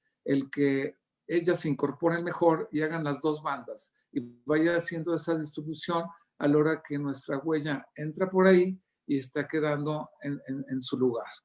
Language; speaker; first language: Spanish; native; Spanish